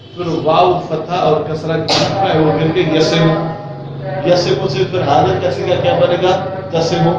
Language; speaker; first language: Urdu; non-native, local second language; Sindhi